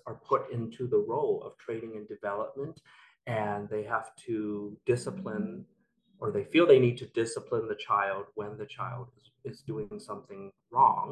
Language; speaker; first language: English; native; English